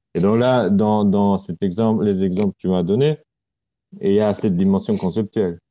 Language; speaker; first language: French; non-native, fluent; Romanian